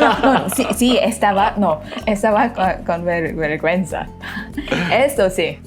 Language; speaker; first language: Spanish; non-native, fluent; Thai